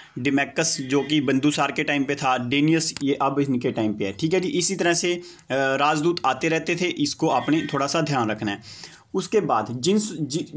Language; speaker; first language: Hindi; non-native, local second language; Punjabi